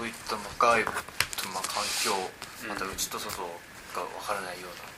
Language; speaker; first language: Japanese; native; Japanese